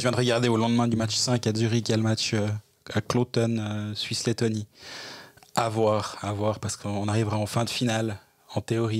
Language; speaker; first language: French; native; French